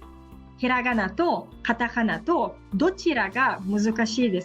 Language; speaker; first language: Japanese; non-native, fluent; Portuguese